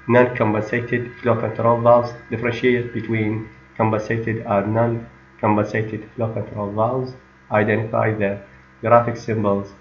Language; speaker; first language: English; non-native, fluent; Arabic